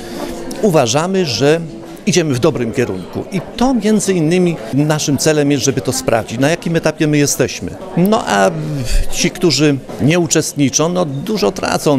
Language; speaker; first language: Polish; native; Polish